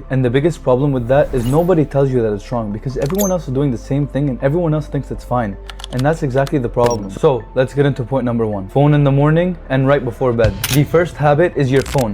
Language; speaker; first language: English; non-native, fluent; Arabic